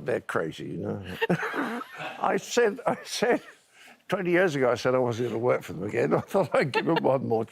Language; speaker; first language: English; native; English